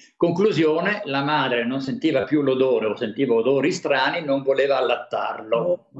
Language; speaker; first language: Italian; native; Italian